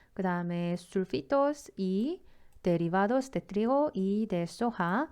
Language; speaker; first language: Spanish; non-native, fluent; Korean